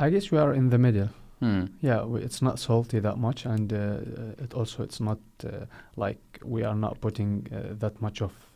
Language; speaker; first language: English; non-native, fluent; Arabic